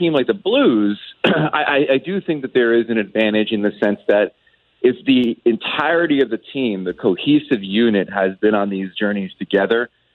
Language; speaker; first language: English; native; English